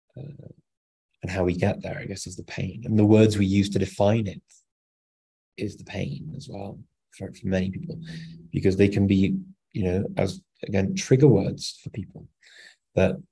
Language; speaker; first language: English; native; English